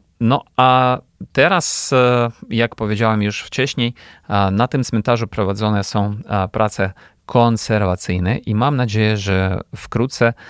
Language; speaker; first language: Polish; non-native, fluent; Ukrainian